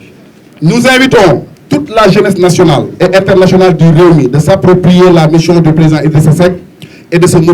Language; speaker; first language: French; non-native, local second language; Wolof